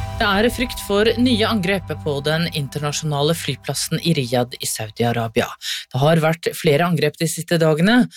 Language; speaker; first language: Norwegian; native; Norwegian